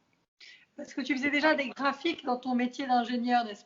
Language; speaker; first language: French; native; French